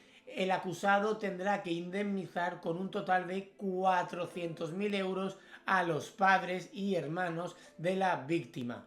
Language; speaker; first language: Spanish; native; Spanish